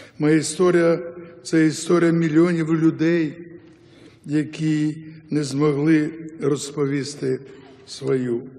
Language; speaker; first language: Ukrainian; non-native, local second language; Yiddish